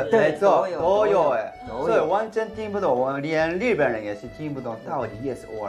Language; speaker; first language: Chinese; non-native, fluent; Japanese